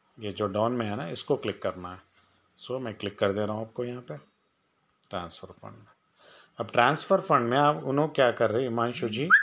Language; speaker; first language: Hindi; non-native, local second language; Telugu